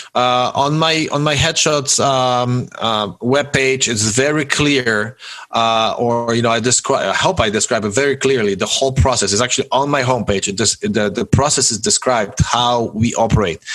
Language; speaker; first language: English; early bilingual, other home language; Polish